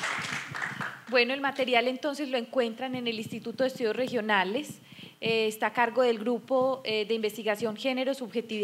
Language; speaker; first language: Spanish; native; Spanish